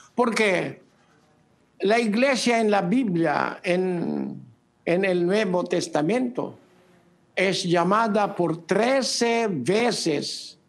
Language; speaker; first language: Spanish; non-native, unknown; Filipino